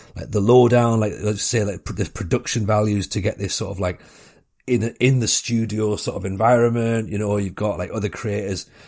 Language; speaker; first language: English; native; English